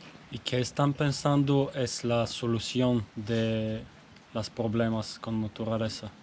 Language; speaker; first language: Spanish; non-native, learner; Bulgarian